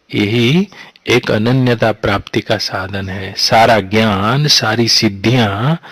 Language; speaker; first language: Hindi; non-native, local second language; Gujarati